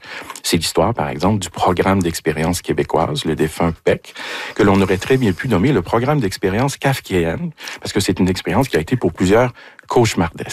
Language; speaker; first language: French; native; French